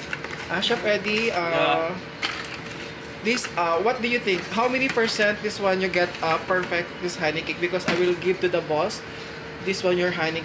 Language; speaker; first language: English; non-native, local second language; Filipino